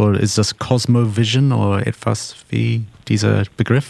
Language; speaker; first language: German; non-native, learner; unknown